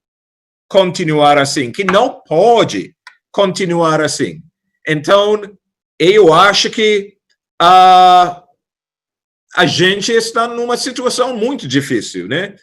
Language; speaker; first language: Portuguese; non-native, fluent; English